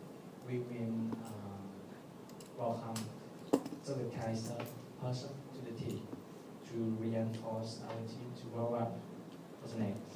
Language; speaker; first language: English; non-native, learner; Vietnamese